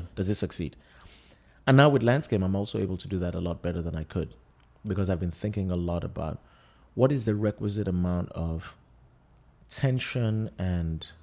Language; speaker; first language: English; non-native, local second language; Yoruba